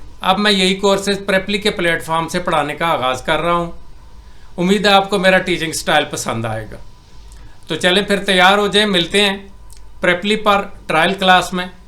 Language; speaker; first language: Urdu; non-native, local second language; Punjabi